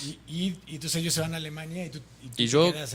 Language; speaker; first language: Spanish; native; Spanish